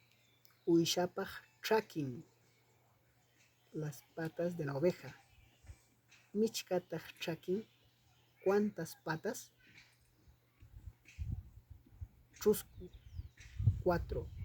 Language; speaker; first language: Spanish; non-native, local second language; Quechua